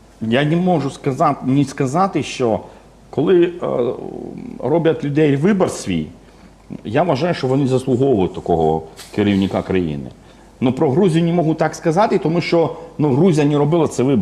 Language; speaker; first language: Ukrainian; non-native, fluent; Georgian